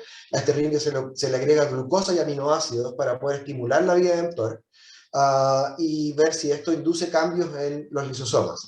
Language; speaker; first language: Spanish; native; Spanish